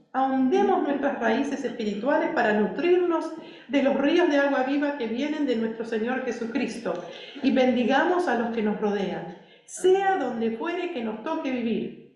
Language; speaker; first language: Spanish; early bilingual, other home language; English